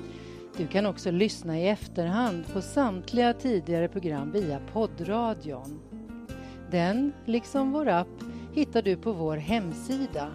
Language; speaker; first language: Swedish; native; Swedish